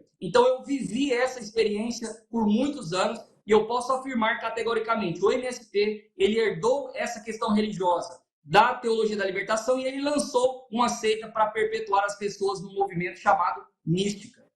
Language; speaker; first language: Portuguese; native; Portuguese